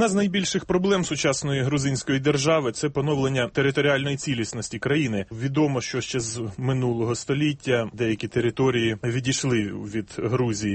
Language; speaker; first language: Ukrainian; native; Ukrainian